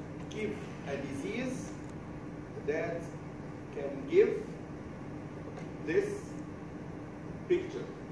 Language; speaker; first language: English; non-native, fluent; Arabic